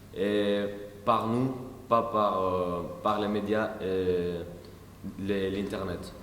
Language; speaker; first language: French; non-native, learner; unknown